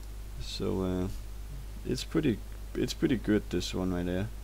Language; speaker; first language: English; non-native, fluent; Danish